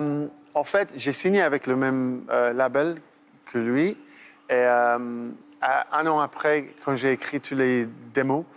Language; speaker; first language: French; non-native, fluent; English